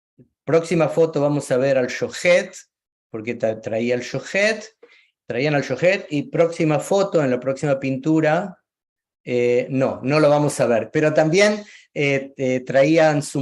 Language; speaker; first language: Spanish; native; Spanish